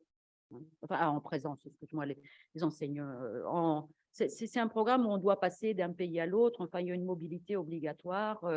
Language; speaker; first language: French; native; French